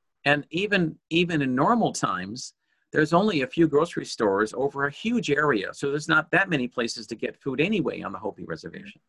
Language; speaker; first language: English; native; English